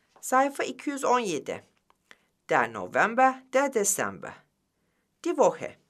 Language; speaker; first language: German; non-native, fluent; Turkish